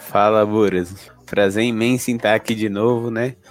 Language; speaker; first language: Portuguese; native; Portuguese